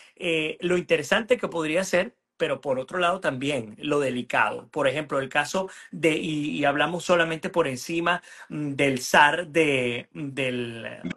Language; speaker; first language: Spanish; native; Spanish